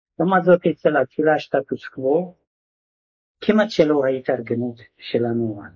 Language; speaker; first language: Hebrew; non-native, fluent; Hungarian